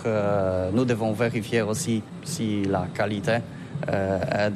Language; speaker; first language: French; non-native, learner; Polish